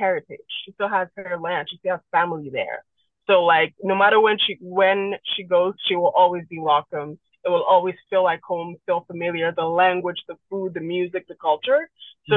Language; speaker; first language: English; non-native, local second language; Yoruba